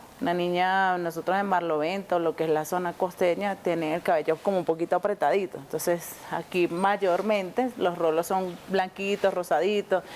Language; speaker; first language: Spanish; native; Spanish